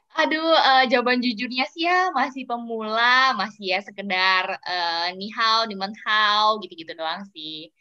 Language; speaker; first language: Indonesian; native; Indonesian